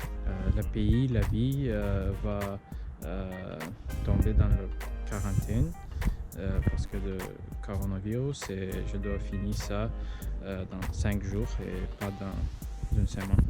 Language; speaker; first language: French; non-native, learner; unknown